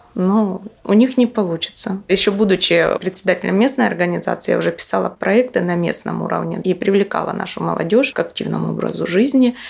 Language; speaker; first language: Russian; native; Russian